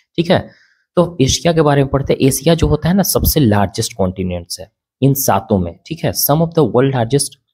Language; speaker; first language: Hindi; native; Hindi